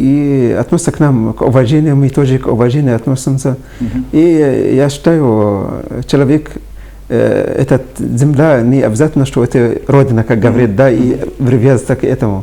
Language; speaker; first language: Russian; non-native, fluent; Arabic